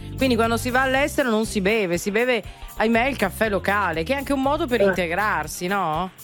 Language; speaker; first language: Italian; native; Italian